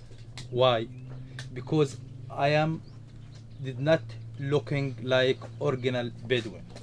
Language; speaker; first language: English; non-native, learner; Arabic